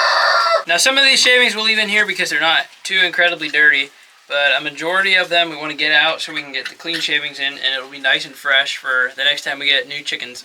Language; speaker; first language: English; native; English